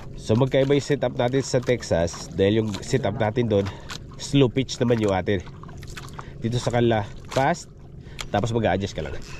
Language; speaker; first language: Filipino; non-native, local second language; Iloko